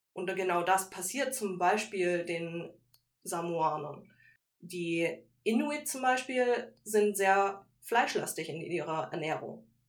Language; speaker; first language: German; native; German